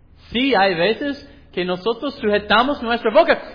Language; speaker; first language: Spanish; non-native, learner; English